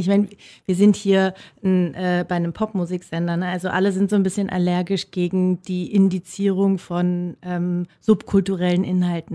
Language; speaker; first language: German; native; German